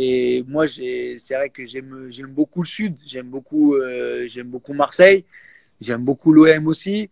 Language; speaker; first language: French; native; French